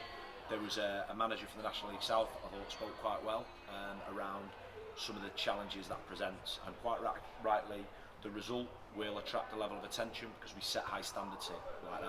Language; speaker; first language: English; native; English